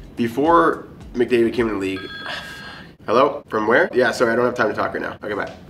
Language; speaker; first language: English; native; English